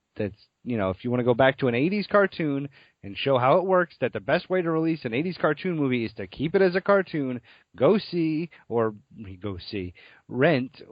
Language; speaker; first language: English; native; English